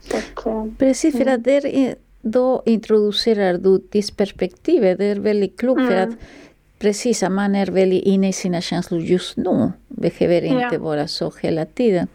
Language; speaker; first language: Swedish; non-native, fluent; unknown